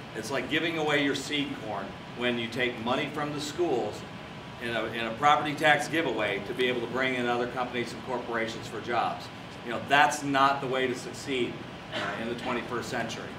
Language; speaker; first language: English; native; English